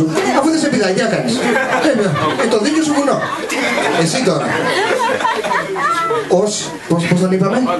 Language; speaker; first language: Greek; native; Greek